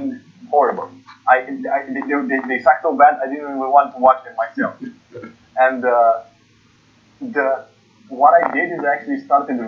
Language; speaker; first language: English; non-native, fluent; Romanian